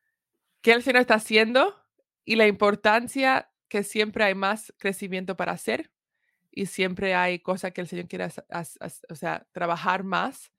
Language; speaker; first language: Spanish; early bilingual, heritage; Spanish